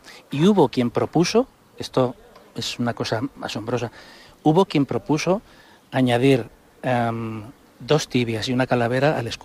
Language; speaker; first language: Spanish; native; Spanish